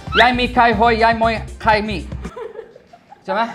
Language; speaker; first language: Thai; non-native, learner; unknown